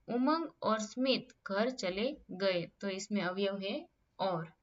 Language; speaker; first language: Hindi; non-native, local second language; Gujarati